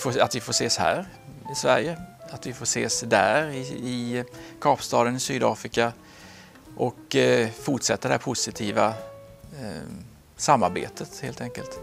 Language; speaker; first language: Swedish; native; Swedish